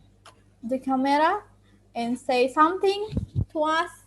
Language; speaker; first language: English; non-native, learner; Indonesian